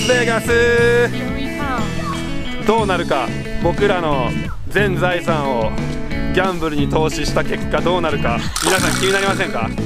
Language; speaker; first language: Japanese; native; Japanese